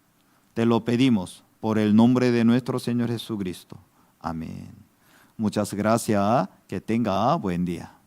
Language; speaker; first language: Spanish; non-native, fluent; Korean